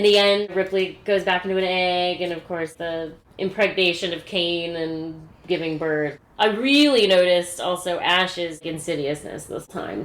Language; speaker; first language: English; native; English